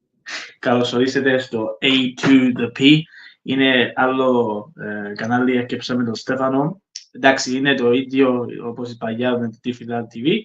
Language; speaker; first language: Greek; early bilingual, heritage; Greek